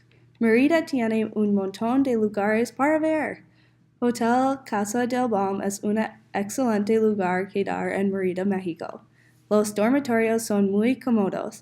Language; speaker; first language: Spanish; non-native, learner; English